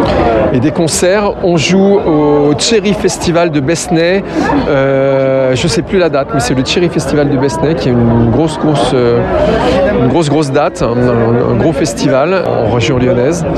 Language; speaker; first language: French; native; French